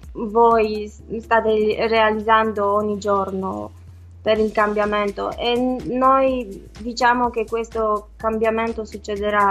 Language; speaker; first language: Italian; non-native, fluent; Romanian